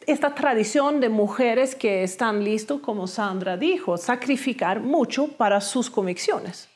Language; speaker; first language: Spanish; non-native, fluent; Swedish